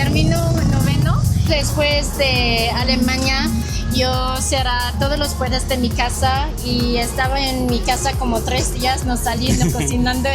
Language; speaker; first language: Spanish; non-native, learner; Chinese